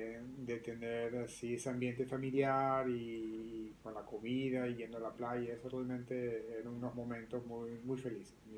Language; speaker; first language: Spanish; early bilingual, other home language; French